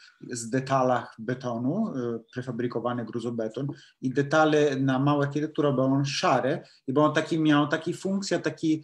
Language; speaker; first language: Polish; non-native, learner; Italian